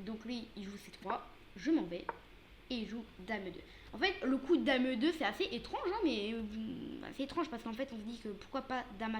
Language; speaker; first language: French; native; French